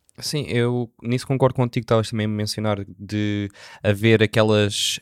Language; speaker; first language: Portuguese; native; Portuguese